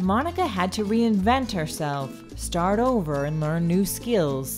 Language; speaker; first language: English; native; English